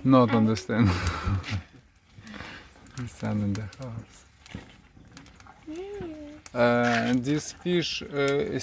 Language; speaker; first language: English; non-native, learner; Russian